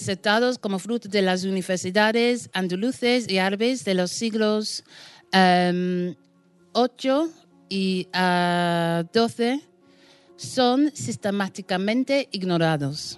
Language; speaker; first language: Spanish; non-native, fluent; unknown